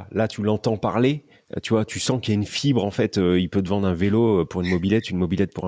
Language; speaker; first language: French; native; French